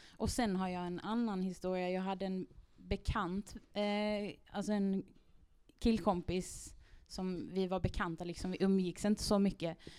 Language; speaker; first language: Swedish; native; Swedish